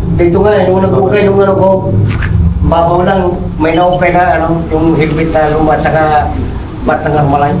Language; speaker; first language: Filipino; non-native, local second language; Iloko